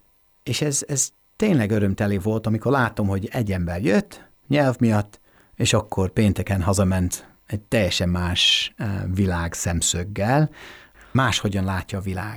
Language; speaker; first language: Hungarian; non-native, fluent; English